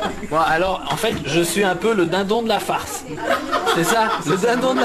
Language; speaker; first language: French; native; French